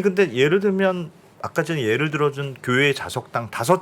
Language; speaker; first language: Korean; native; Korean